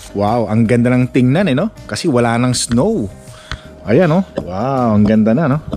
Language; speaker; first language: Filipino; native; Filipino